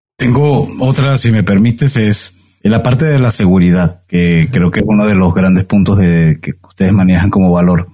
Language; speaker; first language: Spanish; native; Spanish